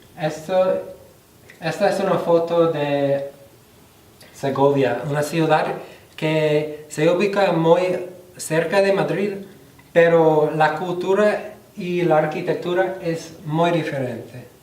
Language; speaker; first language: Spanish; non-native, fluent; English